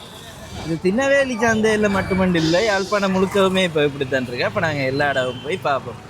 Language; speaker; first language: Tamil; native; Tamil